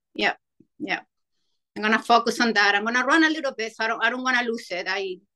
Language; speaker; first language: English; non-native, fluent; Spanish